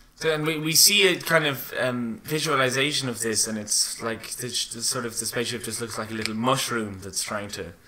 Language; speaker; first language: English; native; English